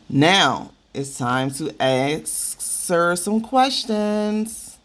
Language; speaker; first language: English; native; English